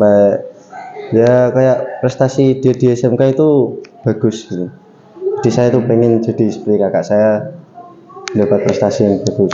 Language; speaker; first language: Indonesian; non-native, local second language; Javanese